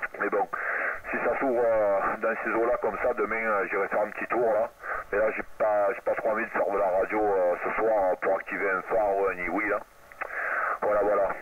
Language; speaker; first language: French; native; French